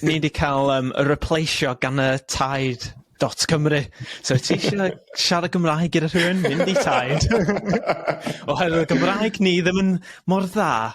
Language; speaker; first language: Welsh; non-native, learner; English